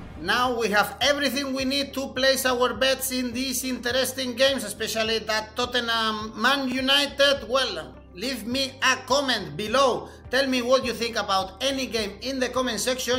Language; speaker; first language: English; non-native, fluent; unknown